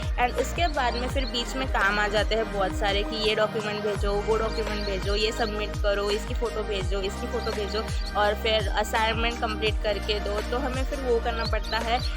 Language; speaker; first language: Hindi; non-native, local second language; Marathi